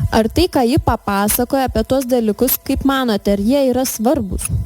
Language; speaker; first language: Lithuanian; native; Lithuanian